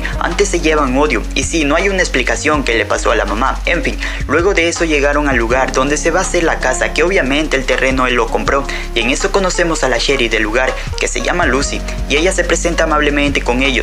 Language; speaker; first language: Spanish; native; Spanish